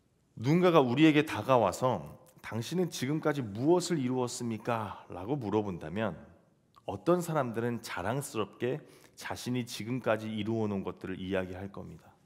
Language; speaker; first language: Korean; native; Korean